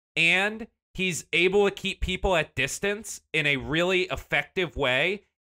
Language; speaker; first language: English; native; English